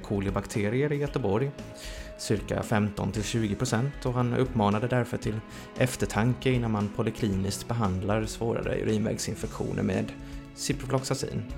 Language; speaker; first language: Swedish; native; Swedish